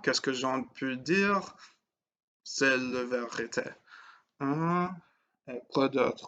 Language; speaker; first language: French; non-native, learner; English